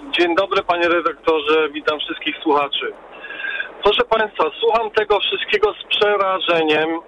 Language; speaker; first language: Polish; early bilingual, heritage; Polish